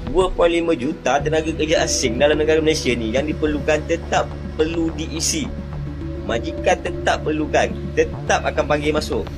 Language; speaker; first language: Malay; native; Malay